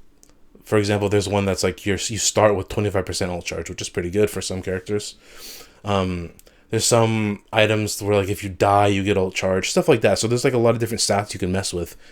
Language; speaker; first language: English; native; English